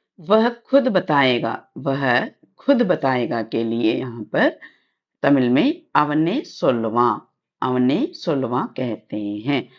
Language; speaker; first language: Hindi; non-native, local second language; Tamil